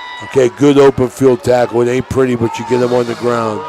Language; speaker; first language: English; native; English